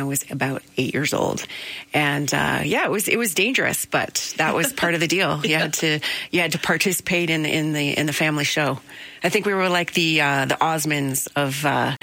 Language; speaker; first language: English; native; English